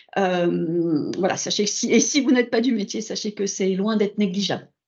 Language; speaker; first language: French; native; French